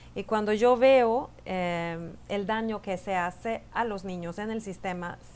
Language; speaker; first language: Spanish; non-native, fluent; Swedish